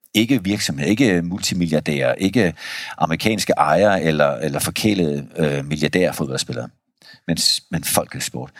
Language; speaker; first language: Danish; native; Danish